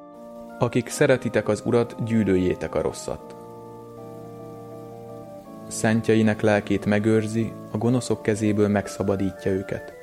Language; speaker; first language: Hungarian; native; Hungarian